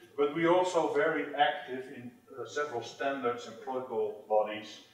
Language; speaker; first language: English; non-native, fluent; Dutch